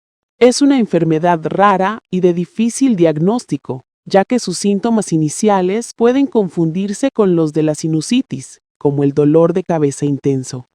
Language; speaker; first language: Spanish; native; Spanish